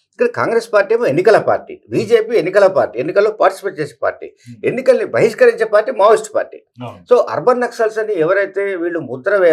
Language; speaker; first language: Telugu; native; Telugu